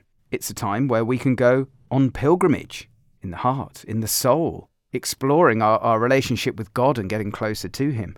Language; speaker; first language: English; native; English